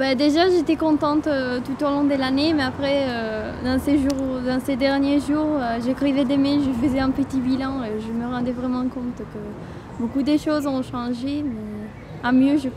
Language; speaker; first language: French; non-native, fluent; Italian